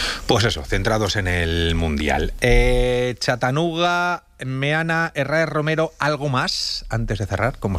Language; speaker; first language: Spanish; native; Spanish